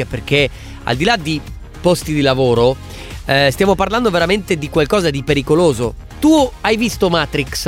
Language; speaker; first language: Italian; native; Italian